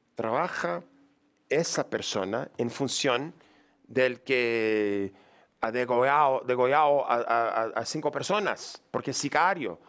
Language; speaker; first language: Spanish; non-native, fluent; English